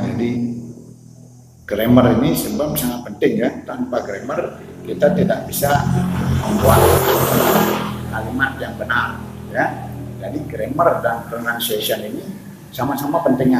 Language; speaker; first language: Indonesian; non-native, local second language; Balinese